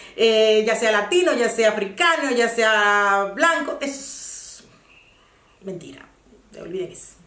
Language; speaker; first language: Spanish; native; Spanish